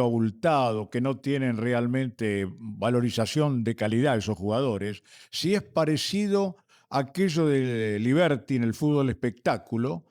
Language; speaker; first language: Spanish; native; Spanish